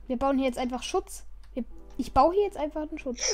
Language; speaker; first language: German; native; German